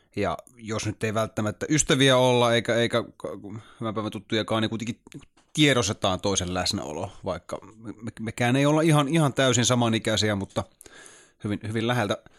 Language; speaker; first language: Finnish; native; Finnish